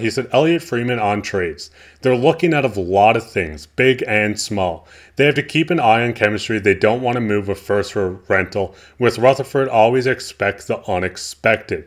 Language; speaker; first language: English; native; English